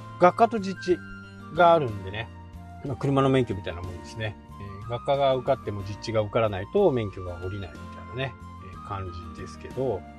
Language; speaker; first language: Japanese; native; Japanese